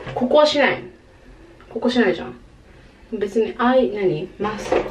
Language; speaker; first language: Japanese; native; Japanese